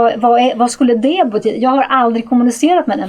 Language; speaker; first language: Swedish; non-native, fluent; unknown